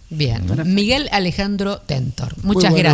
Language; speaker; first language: Spanish; native; Spanish